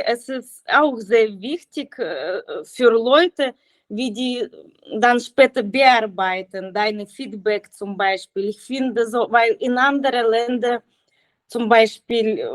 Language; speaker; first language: German; non-native, learner; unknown